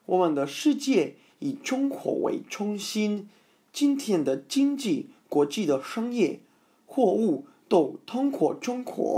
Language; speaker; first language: Chinese; non-native, fluent; English